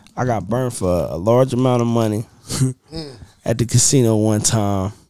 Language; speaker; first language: English; native; English